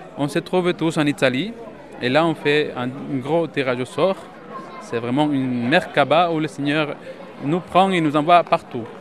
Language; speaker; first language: French; non-native, fluent; Spanish